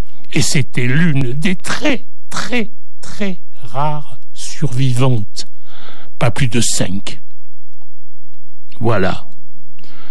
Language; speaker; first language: French; native; French